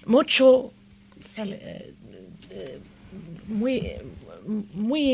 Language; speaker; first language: Spanish; non-native, learner; Arabic